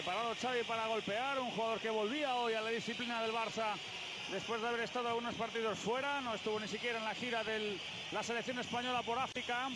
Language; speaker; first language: Spanish; native; Spanish